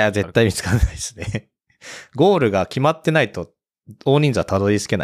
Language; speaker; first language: Japanese; native; Japanese